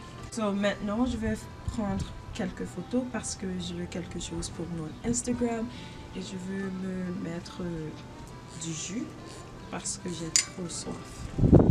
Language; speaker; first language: French; non-native, learner; English